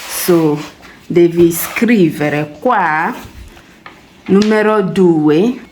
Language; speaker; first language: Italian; non-native, fluent; English